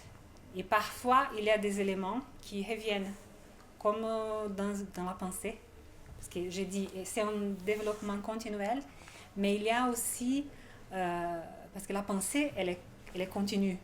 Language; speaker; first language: French; non-native, fluent; Portuguese